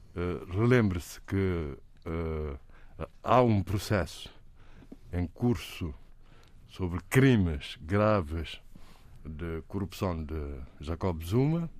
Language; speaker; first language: Portuguese; non-native, local second language; Kabuverdianu